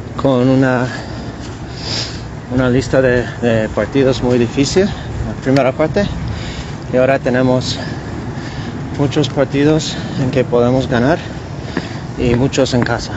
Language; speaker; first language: Spanish; non-native, learner; English